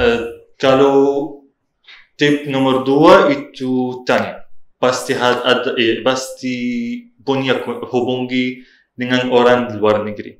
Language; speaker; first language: Indonesian; non-native, learner; Arabic